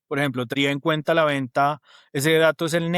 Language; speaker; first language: Spanish; native; Spanish